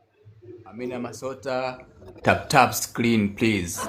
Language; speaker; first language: English; non-native, learner; Swahili